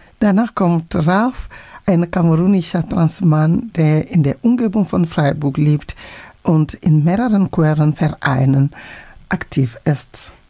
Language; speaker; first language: German; non-native, fluent; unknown